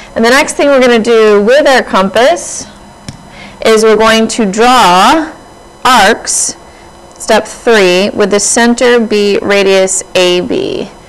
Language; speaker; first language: English; native; English